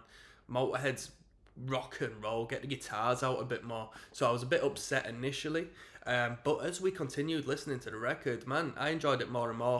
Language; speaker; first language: English; native; English